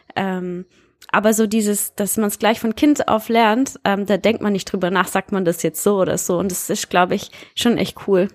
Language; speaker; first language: German; early bilingual, heritage; German